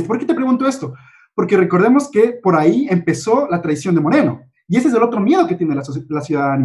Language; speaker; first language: Spanish; native; Spanish